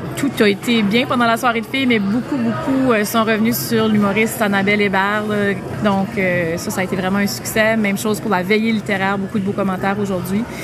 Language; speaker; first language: French; native; French